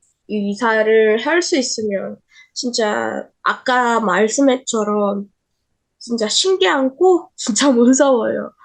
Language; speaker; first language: Korean; non-native, learner; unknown